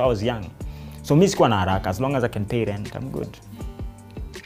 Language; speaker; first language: English; non-native, local second language; Swahili